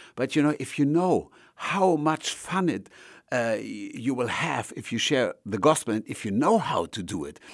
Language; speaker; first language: English; non-native, fluent; German